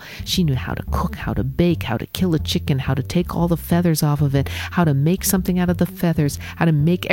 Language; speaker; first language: English; native; English